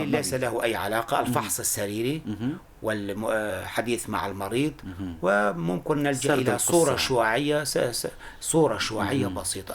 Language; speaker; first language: Arabic; non-native, local second language; Kurdish